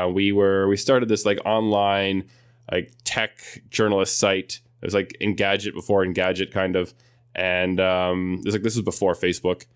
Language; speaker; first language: English; native; English